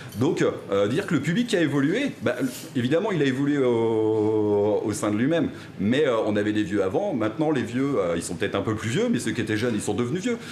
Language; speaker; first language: French; native; French